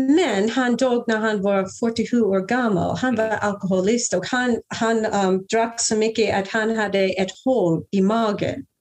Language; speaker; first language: Swedish; non-native, fluent; English